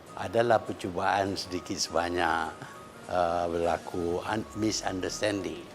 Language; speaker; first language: Malay; native; Malay